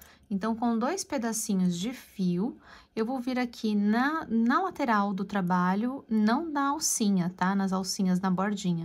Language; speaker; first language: Portuguese; native; Portuguese